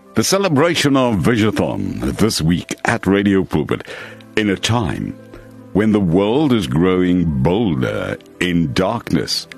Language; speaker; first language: English; non-native, local second language; Afrikaans